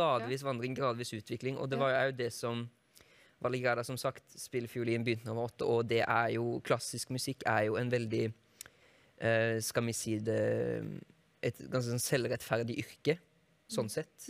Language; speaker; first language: Norwegian; native; Norwegian